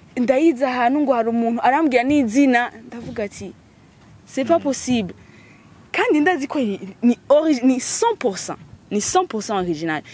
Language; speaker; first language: Rundi; early bilingual, heritage; Rundi